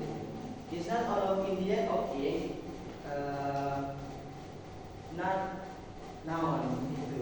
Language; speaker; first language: English; non-native, learner; Indonesian